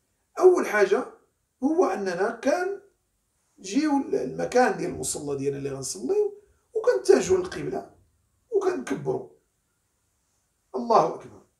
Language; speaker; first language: Arabic; native; Arabic